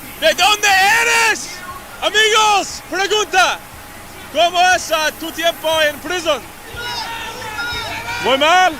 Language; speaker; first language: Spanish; non-native, learner; English